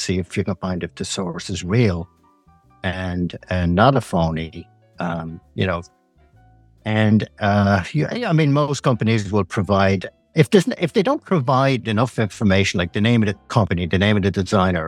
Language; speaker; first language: English; native; English